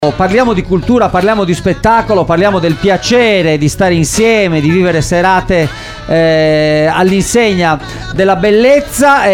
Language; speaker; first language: Italian; native; Italian